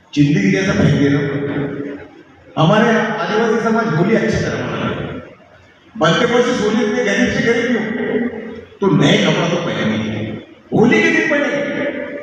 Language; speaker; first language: Hindi; non-native, local second language; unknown